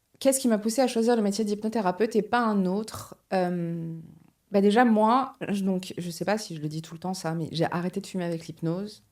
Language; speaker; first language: French; early bilingual, other home language; Portuguese